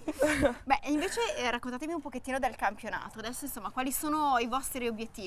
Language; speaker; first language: Italian; native; Italian